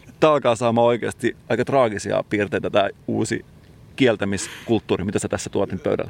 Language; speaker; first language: Finnish; native; Finnish